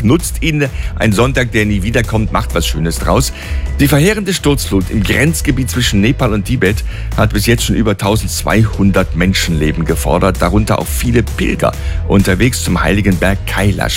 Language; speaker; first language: German; native; German